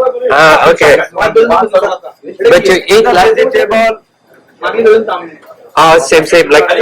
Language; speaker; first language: English; non-native, fluent; Indonesian